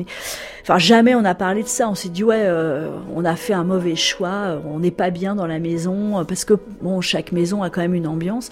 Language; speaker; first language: French; native; French